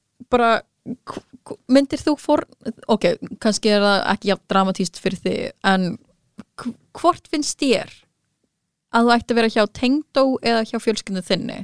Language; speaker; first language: Icelandic; non-native, fluent; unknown